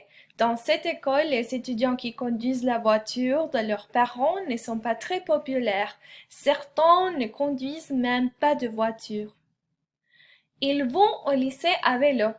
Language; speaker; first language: French; non-native, fluent; Spanish